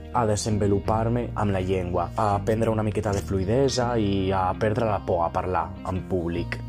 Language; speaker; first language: Catalan; non-native, local second language; Spanish